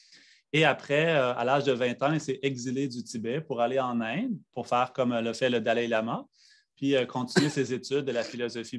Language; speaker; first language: French; native; French